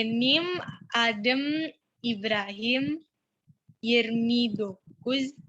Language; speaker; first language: Turkish; non-native, learner; Indonesian